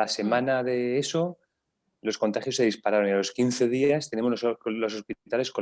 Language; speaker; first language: Spanish; native; Spanish